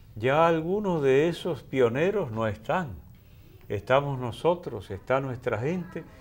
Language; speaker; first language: Spanish; native; Spanish